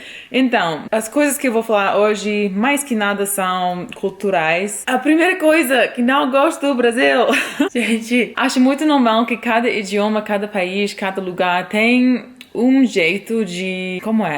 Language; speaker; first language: Portuguese; non-native, fluent; English